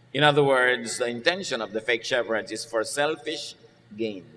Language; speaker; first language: English; non-native, local second language; Filipino